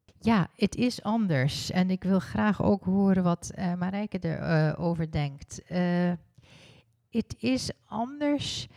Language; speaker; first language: Dutch; early bilingual, heritage; Dutch